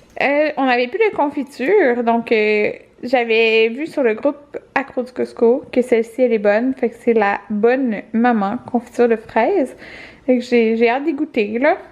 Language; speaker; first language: French; native; French